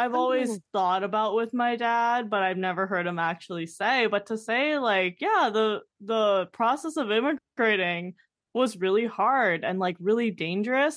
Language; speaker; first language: English; native; English